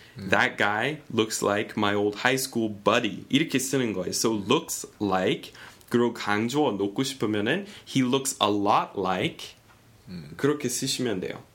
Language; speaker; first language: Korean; non-native, fluent; English